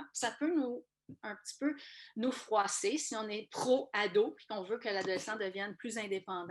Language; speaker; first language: French; native; French